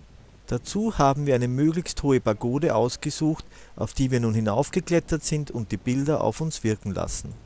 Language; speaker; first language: German; native; German